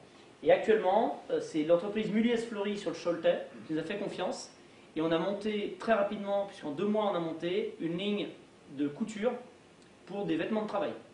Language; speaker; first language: French; native; French